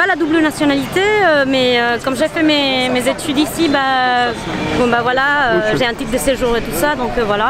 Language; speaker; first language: French; non-native, fluent; Spanish